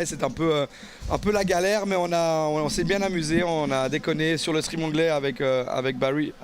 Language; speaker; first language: French; native; French